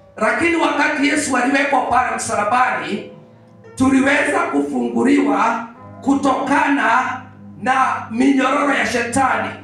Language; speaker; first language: Swahili; native; Swahili